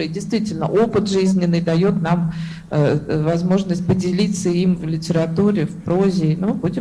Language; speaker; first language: Russian; native; Russian